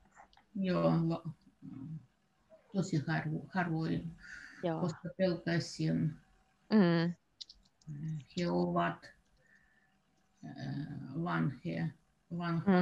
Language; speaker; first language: Finnish; non-native, learner; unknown